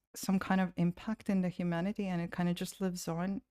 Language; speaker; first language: English; non-native, fluent; Latvian